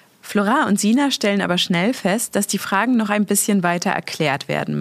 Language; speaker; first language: German; native; German